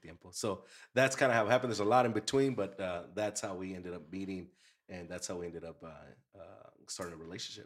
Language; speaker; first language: English; early bilingual, other home language; Spanish